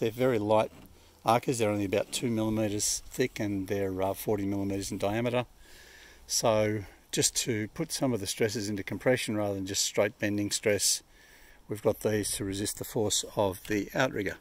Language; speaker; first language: English; native; English